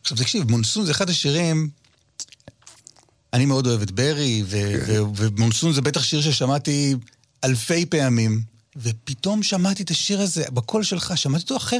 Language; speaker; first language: Hebrew; native; Hebrew